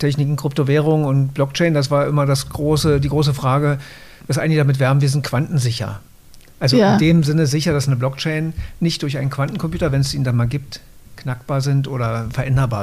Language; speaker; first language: German; native; German